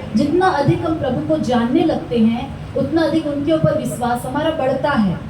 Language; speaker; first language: Hindi; non-native, local second language; Telugu